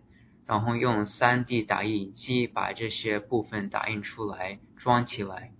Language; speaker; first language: Chinese; early bilingual, heritage; Chinese